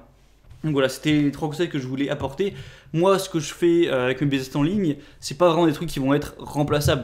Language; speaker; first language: French; native; French